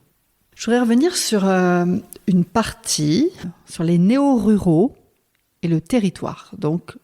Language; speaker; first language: French; native; French